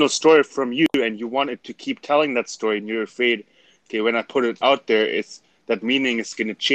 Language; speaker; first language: English; non-native, fluent; German